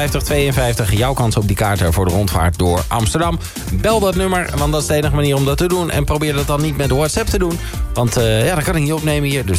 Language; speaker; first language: Dutch; native; Dutch